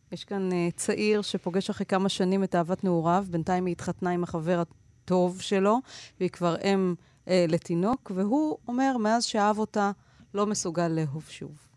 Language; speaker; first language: Hebrew; native; Hebrew